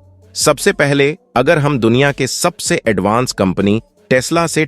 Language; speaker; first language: Hindi; native; Hindi